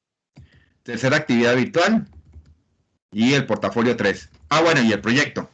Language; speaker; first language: Spanish; native; Spanish